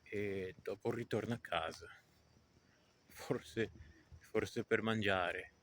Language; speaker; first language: Italian; non-native, learner; Portuguese